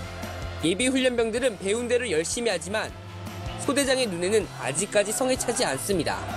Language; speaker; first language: Korean; native; Korean